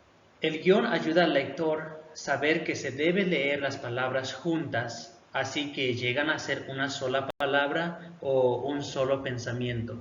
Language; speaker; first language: Spanish; non-native, local second language; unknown